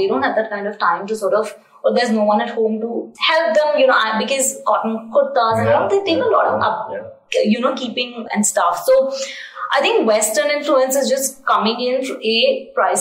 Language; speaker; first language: English; non-native, local second language; Hindi